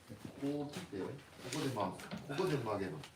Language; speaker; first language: Japanese; native; Japanese